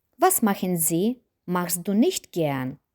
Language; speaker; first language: German; non-native, fluent; Ukrainian